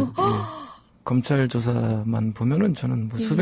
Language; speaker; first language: Korean; native; Korean